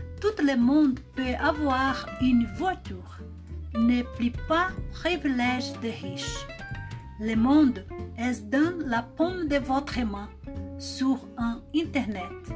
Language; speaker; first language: French; non-native, learner; Portuguese